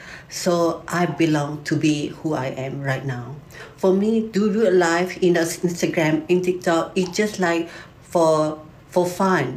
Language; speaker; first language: English; non-native, learner; Malay